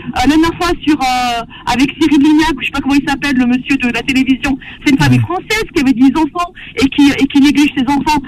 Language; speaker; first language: French; early bilingual, other home language; Arabic